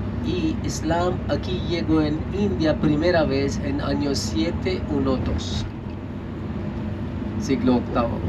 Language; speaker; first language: Spanish; non-native, fluent; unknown